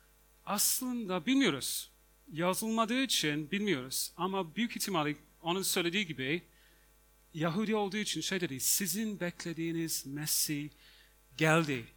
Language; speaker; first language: Turkish; non-native, fluent; English